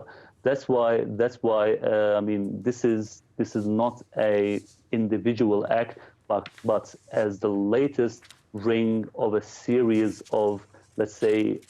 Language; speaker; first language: English; non-native, fluent; Turkish